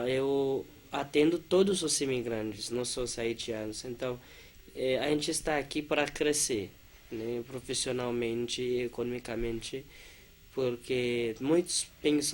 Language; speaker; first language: Portuguese; non-native, fluent; Haitian Creole